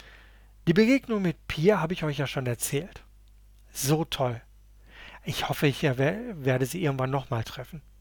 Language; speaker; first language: German; native; German